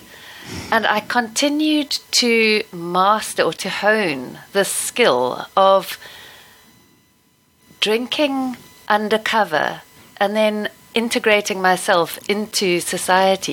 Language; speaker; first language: English; native; English